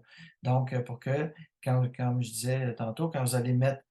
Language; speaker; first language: French; native; French